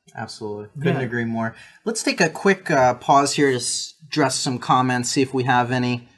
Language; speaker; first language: English; native; English